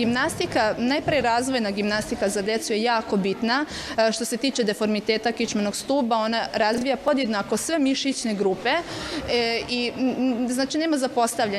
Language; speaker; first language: Bosnian; native; Bosnian